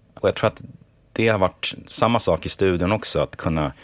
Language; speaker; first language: Swedish; native; Swedish